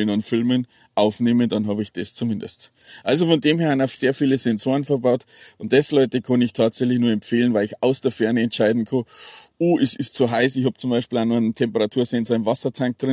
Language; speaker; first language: German; native; German